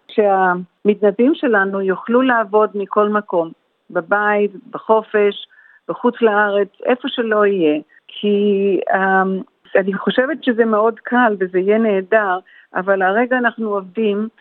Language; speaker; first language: Hebrew; early bilingual, heritage; Hebrew